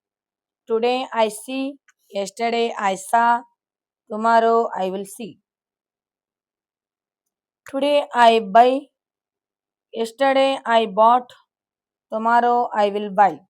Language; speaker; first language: English; non-native, local second language; Kannada